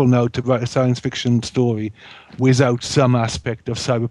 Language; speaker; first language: English; native; English